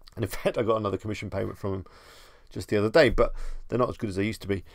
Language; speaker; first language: English; native; English